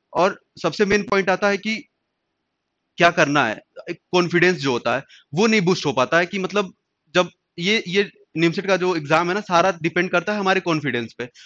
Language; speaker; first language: Hindi; native; Hindi